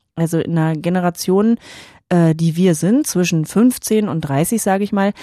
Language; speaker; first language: German; native; German